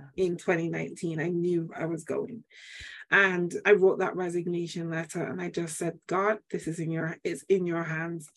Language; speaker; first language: English; native; English